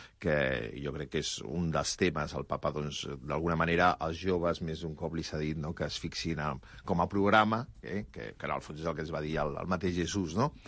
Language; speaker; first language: Catalan; native; Catalan